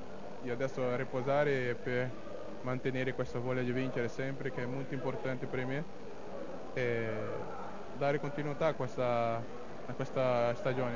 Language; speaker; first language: Italian; non-native, learner; Portuguese